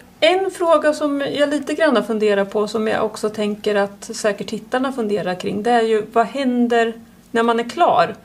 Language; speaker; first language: Swedish; native; Swedish